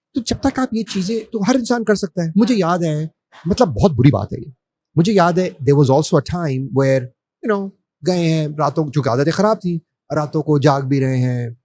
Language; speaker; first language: Urdu; native; Urdu